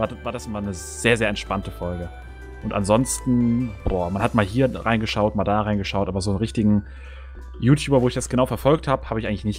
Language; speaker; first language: German; native; German